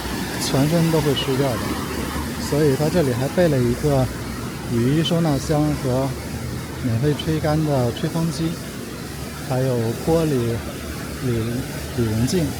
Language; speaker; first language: Chinese; native; Chinese